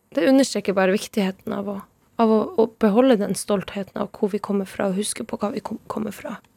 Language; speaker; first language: Norwegian; non-native, local second language; Northern Sami